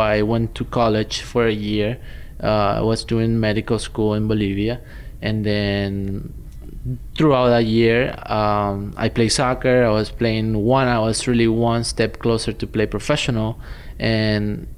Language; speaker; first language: English; non-native, fluent; Spanish